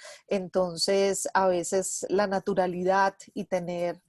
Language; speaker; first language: Spanish; native; Spanish